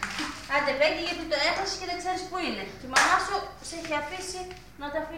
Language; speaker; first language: Greek; native; Greek